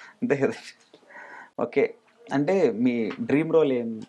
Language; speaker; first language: Telugu; native; Telugu